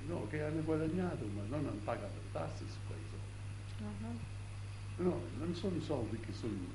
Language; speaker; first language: Italian; early bilingual, heritage; Italian